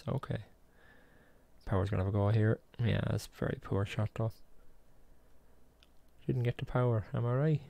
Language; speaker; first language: English; native; English